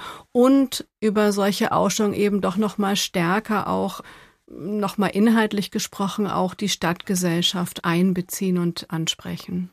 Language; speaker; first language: German; native; German